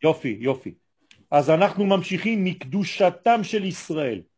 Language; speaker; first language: Hebrew; non-native, fluent; French